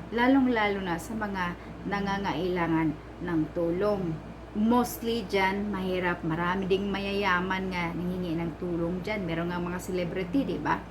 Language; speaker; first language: Filipino; non-native, local second language; Cebuano